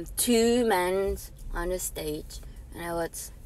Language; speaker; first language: English; non-native, learner; Thai